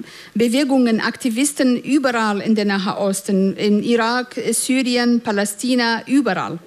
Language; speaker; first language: German; non-native, fluent; Central Kurdish